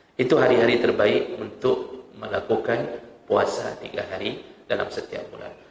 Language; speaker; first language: Malay; non-native, local second language; Achinese